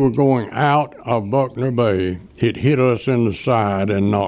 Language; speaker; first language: English; native; English